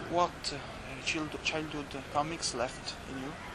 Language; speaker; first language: English; non-native, fluent; Italian